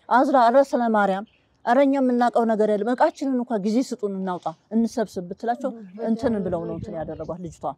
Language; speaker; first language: Amharic; native; Amharic